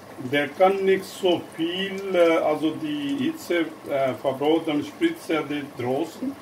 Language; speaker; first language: German; non-native, learner; Urdu